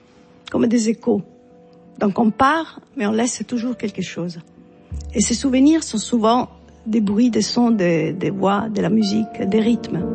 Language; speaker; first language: French; non-native, fluent; Italian